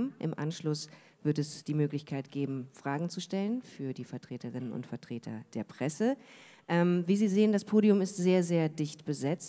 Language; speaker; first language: German; native; German